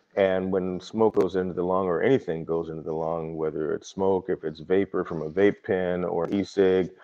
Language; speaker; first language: English; native; English